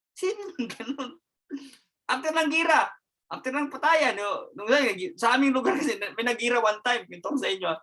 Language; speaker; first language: Filipino; non-native, local second language; Cebuano